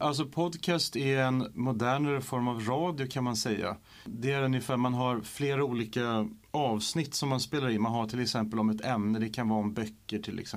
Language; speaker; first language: Swedish; native; Swedish